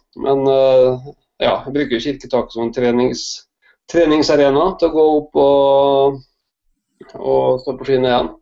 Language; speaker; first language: Norwegian; native; Norwegian